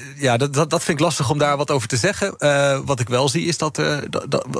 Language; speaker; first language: Dutch; native; Dutch